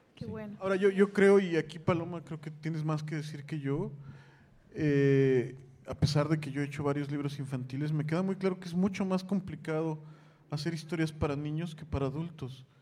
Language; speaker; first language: Spanish; native; Spanish